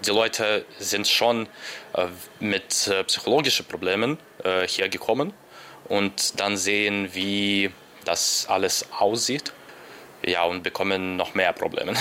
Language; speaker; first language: German; non-native, learner; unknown